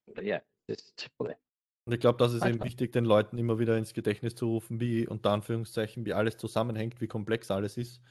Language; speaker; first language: German; native; German